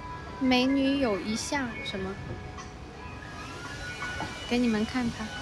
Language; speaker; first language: Chinese; non-native, local second language; Cantonese